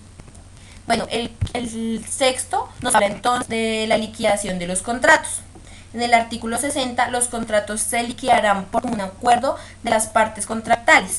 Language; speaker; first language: Spanish; native; Spanish